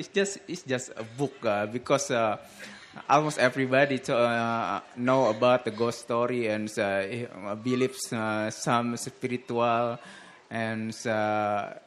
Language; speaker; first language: English; non-native, learner; Indonesian